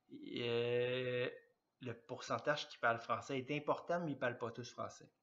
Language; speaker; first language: French; native; French